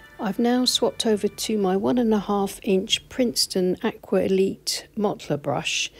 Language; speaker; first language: English; native; English